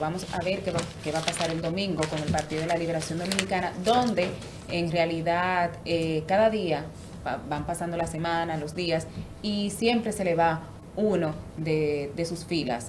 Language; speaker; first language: Spanish; native; Spanish